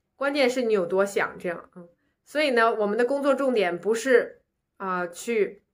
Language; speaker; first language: Chinese; native; Chinese